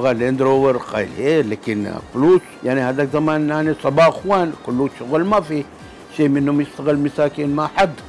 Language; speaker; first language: Arabic; non-native, local second language; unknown